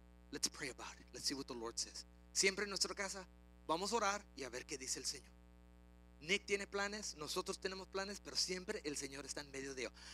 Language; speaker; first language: Spanish; early bilingual, heritage; Spanish